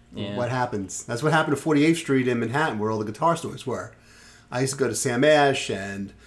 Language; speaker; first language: English; native; English